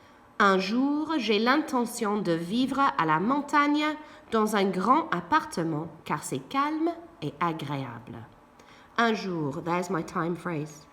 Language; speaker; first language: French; non-native, fluent; English